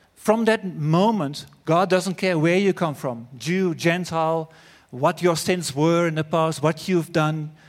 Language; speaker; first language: English; non-native, fluent; Dutch